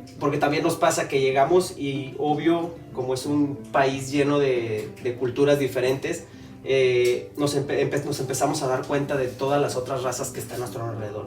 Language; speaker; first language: Spanish; native; Spanish